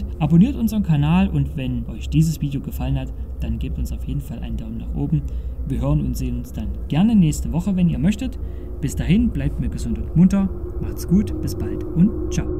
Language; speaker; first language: German; native; German